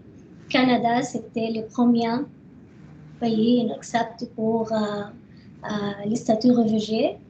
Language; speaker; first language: French; non-native, learner; Arabic